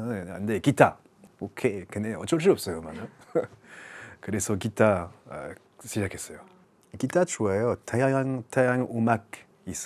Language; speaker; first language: Korean; non-native, learner; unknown